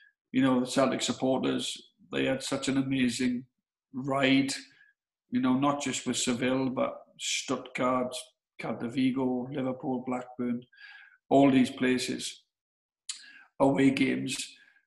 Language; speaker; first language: English; native; English